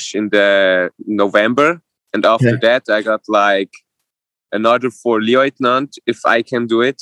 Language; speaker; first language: English; non-native, fluent; Swiss German